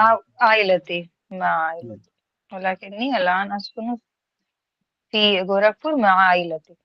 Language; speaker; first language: Arabic; non-native, learner; Urdu